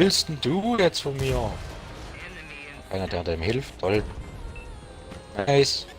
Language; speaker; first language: German; native; German